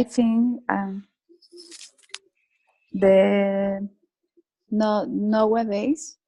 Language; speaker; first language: English; non-native, learner; Spanish